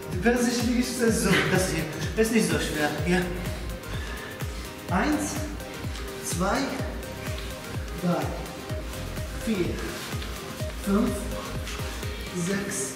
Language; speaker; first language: German; non-native, learner; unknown